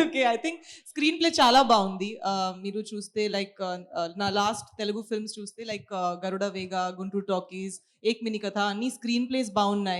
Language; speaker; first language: Telugu; non-native, local second language; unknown